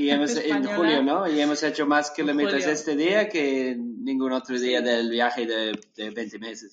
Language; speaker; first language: Spanish; non-native, learner; English